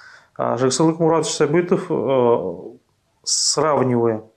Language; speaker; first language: Russian; native; Russian